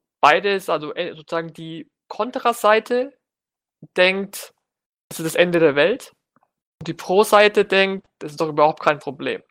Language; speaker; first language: German; native; German